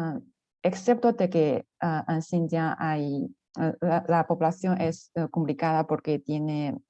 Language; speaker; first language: Spanish; non-native, fluent; Chinese